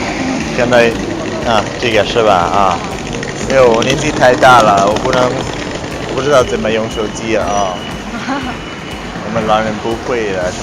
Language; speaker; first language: Chinese; non-native, learner; Italian